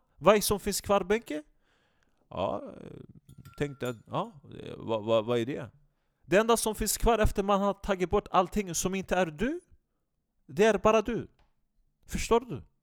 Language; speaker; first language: Swedish; non-native, fluent; Turkish